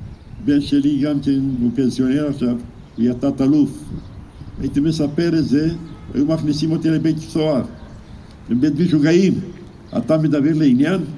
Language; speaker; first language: Hebrew; non-native, fluent; Romanian